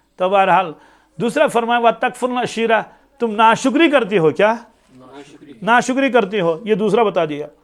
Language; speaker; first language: Urdu; non-native, local second language; Kashmiri